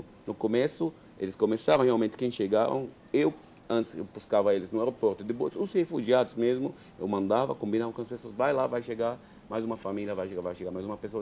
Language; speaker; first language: Portuguese; non-native, fluent; Arabic